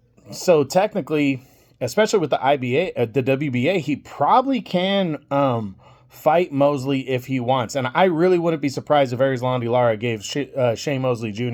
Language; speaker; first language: English; native; English